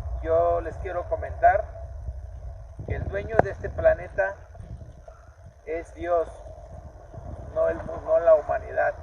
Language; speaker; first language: Spanish; native; Spanish